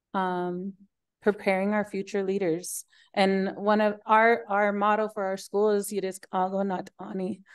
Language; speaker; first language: English; native; English